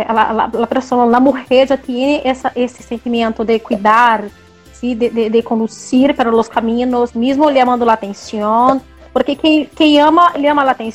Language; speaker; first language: Spanish; non-native, learner; Portuguese